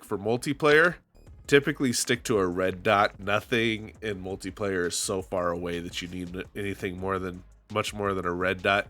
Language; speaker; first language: English; native; English